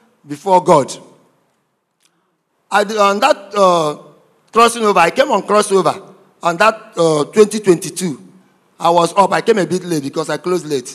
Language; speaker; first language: English; non-native, local second language; Igbo